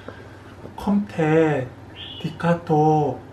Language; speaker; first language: Vietnamese; non-native, learner; Korean